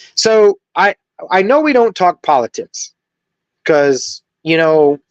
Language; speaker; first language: English; native; English